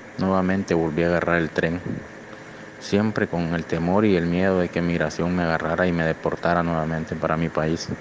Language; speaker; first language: Spanish; native; Spanish